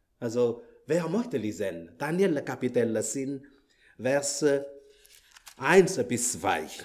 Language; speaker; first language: German; non-native, learner; Malagasy